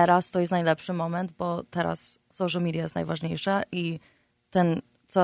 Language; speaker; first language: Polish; early bilingual, heritage; Polish